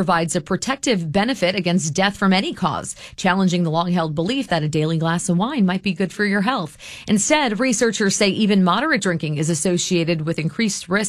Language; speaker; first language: English; non-native, fluent; French